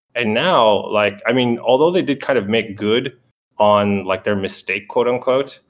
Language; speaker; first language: English; native; English